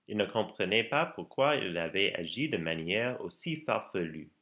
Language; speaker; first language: French; non-native, learner; English